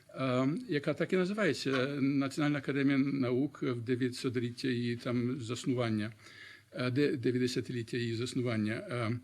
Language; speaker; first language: Ukrainian; early bilingual, heritage; Ukrainian